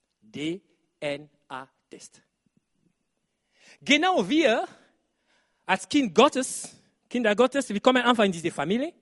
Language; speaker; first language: German; non-native, fluent; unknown